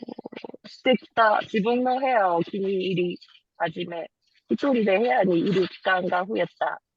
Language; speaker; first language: Japanese; non-native, learner; Korean